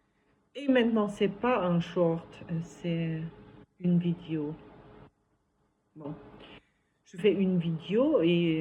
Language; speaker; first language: French; non-native, fluent; German